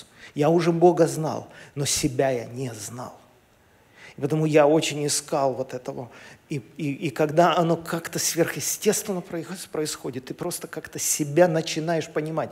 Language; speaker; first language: Russian; native; Russian